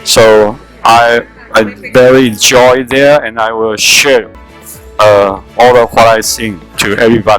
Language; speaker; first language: English; non-native, learner; Chinese